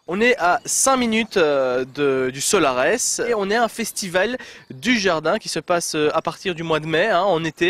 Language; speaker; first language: French; native; French